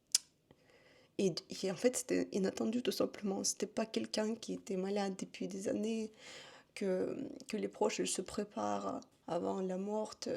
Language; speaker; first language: French; non-native, fluent; Russian